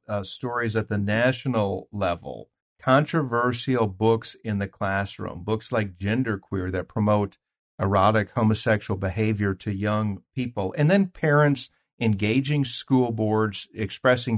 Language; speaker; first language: English; native; English